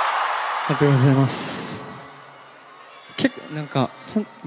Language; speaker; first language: Japanese; non-native, learner; Korean